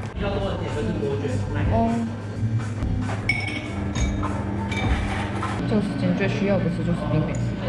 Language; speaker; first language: Chinese; non-native, fluent; Korean